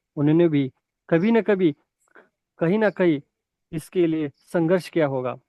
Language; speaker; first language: Hindi; non-native, local second language; Marathi